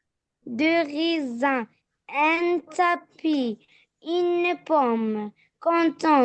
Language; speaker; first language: French; non-native, learner; Arabic